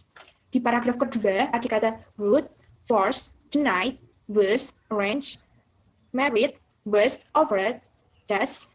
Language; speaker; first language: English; non-native, learner; Indonesian